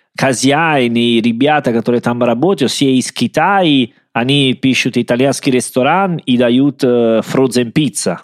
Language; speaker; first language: Russian; non-native, learner; Italian